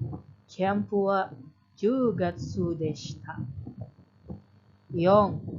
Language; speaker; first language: Japanese; non-native, fluent; Indonesian